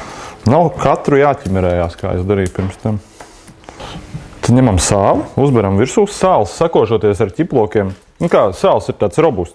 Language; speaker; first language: Latvian; native; Latvian